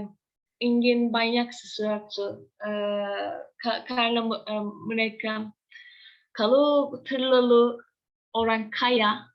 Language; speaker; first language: Indonesian; non-native, learner; Turkish